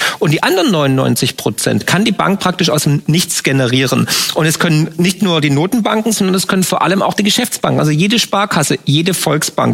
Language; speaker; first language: German; native; German